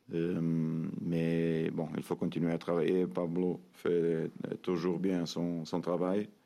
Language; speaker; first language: French; non-native, fluent; Portuguese